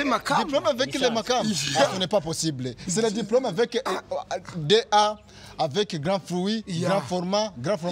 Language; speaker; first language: French; non-native, local second language; Rundi